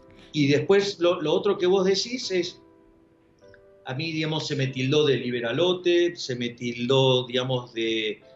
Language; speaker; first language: Spanish; native; Spanish